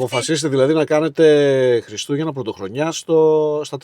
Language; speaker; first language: Greek; native; Greek